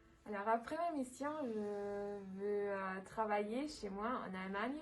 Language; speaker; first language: French; non-native, learner; German